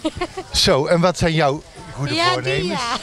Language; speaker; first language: Dutch; native; Dutch